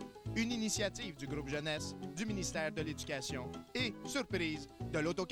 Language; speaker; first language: French; native; French